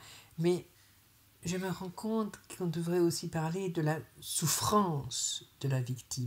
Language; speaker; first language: French; native; French